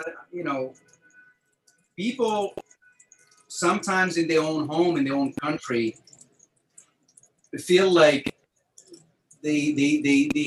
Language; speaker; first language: English; non-native, fluent; French